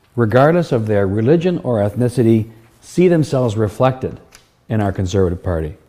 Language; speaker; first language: English; native; English